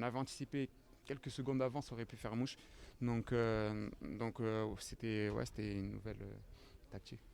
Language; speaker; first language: French; native; French